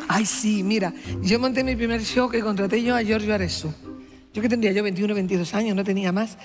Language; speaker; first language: Spanish; native; Spanish